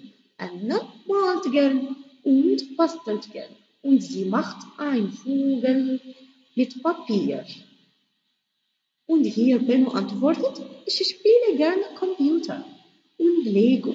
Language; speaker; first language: German; non-native, fluent; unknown